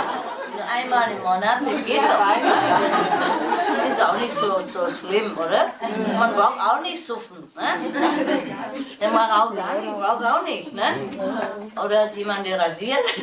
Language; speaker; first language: German; non-native, learner; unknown